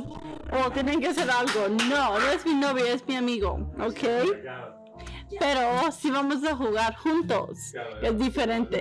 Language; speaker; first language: Spanish; early bilingual, heritage; Spanish